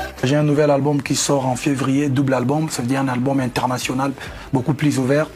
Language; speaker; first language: French; non-native, local second language; Lingala